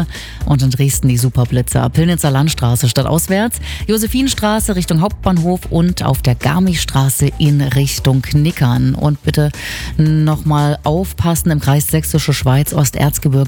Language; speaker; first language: German; native; German